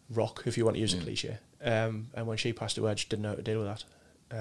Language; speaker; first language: English; native; English